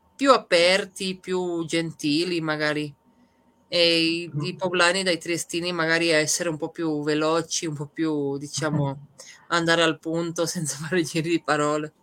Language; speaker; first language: Italian; early bilingual, other home language; Serbian